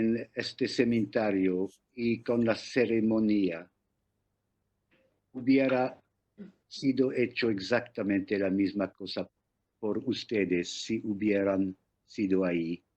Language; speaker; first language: Spanish; non-native, fluent; English